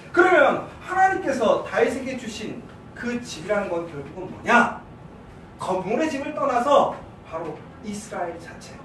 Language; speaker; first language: Korean; native; Korean